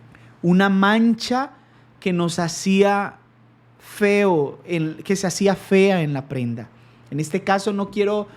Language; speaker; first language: Spanish; native; Spanish